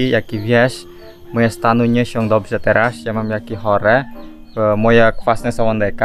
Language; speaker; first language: Polish; non-native, learner; Indonesian